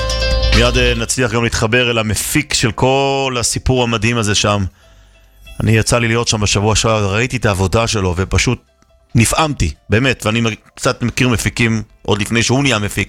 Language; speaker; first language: Hebrew; native; Hebrew